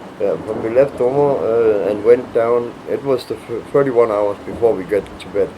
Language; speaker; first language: English; non-native, fluent; Danish